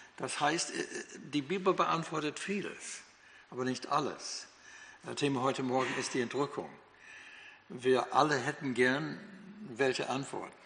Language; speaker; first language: German; non-native, fluent; English